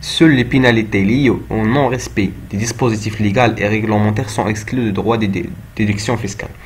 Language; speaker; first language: French; non-native, local second language; Arabic